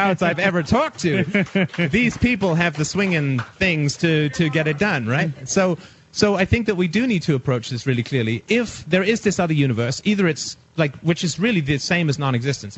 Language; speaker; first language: English; native; English